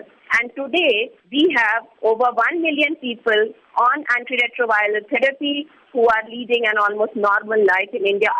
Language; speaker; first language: English; non-native, local second language; Hindi